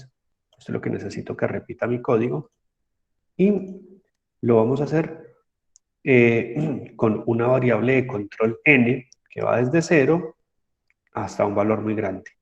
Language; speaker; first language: Spanish; native; Spanish